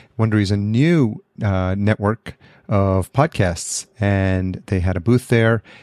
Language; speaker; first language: English; early bilingual, other home language; Spanish